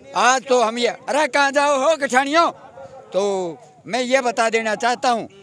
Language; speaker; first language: Hindi; native; Hindi